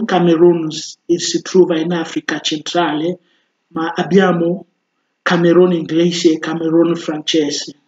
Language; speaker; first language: Italian; non-native, fluent; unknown